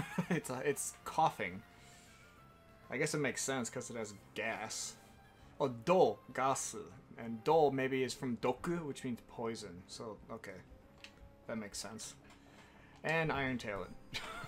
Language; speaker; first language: English; native; English